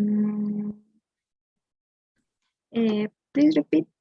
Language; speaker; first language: English; non-native, learner; Spanish